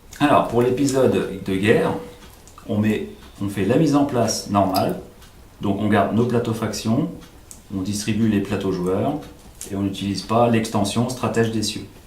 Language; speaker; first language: French; native; French